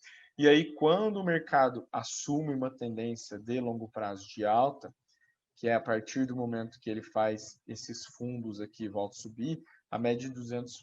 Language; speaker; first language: Portuguese; native; Portuguese